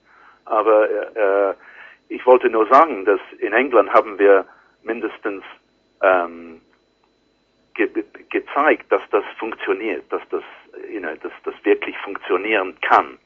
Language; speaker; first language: German; non-native, learner; English